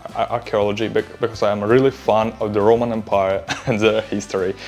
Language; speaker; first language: English; non-native, learner; Russian